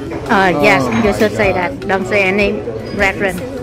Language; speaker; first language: English; non-native, learner; Vietnamese